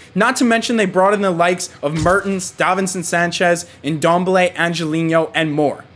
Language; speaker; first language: English; native; English